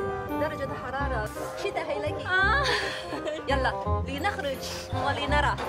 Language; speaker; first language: Arabic; non-native, learner; Chinese